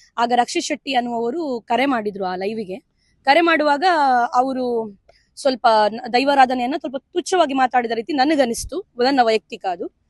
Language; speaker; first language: Kannada; non-native, local second language; Tulu